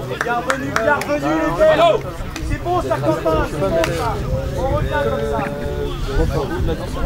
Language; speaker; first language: French; native; French